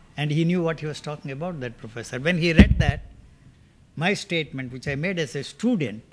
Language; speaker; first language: English; non-native, local second language; Telugu